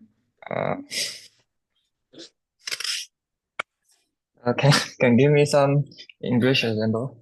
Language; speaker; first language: English; non-native, local second language; Chinese